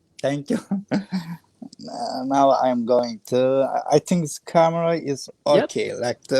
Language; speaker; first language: English; non-native, learner; Kurdish